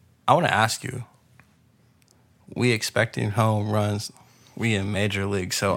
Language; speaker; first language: English; early bilingual, other home language; Spanish